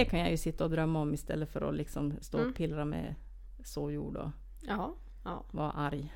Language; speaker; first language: Swedish; native; Swedish